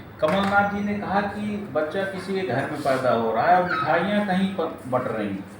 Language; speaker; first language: Hindi; native; Hindi